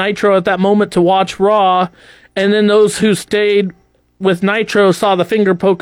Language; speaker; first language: English; native; English